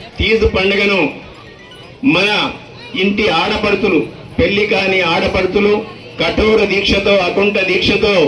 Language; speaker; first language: Telugu; native; Telugu